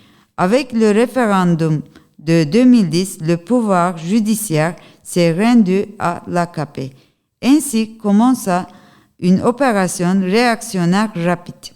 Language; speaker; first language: French; non-native, learner; Turkish